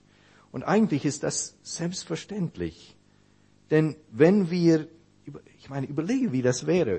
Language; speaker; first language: German; non-native, fluent; English